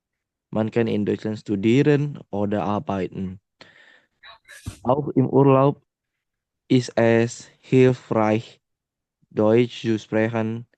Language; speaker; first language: German; non-native, learner; Indonesian